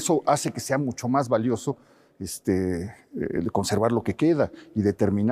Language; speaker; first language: Spanish; native; Spanish